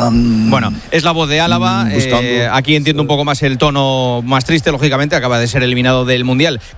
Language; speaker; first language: Spanish; native; Spanish